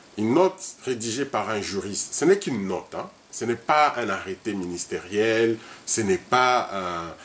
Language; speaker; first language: French; non-native, local second language; Lingala